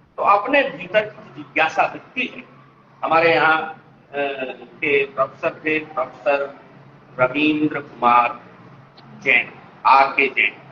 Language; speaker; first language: Hindi; native; Hindi